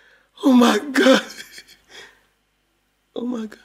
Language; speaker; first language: Russian; non-native, learner; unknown